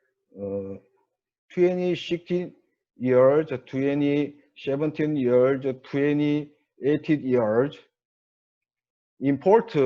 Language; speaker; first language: English; non-native, learner; Korean